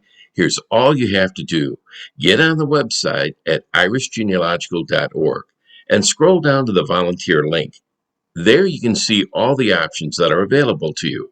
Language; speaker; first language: English; native; English